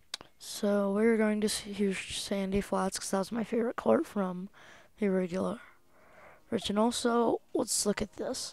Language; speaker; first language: English; native; English